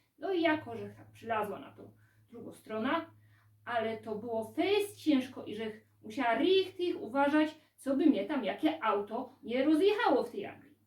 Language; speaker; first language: Polish; native; Polish